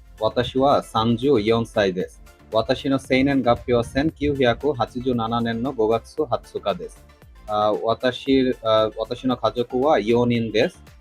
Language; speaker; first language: Japanese; non-native, learner; Bangla